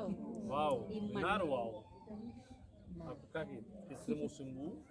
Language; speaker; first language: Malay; non-native, fluent; Arabic